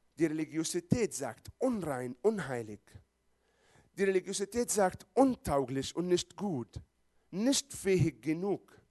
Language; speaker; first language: German; non-native, fluent; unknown